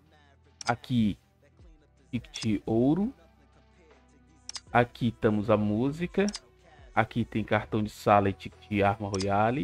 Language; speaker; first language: Portuguese; native; Portuguese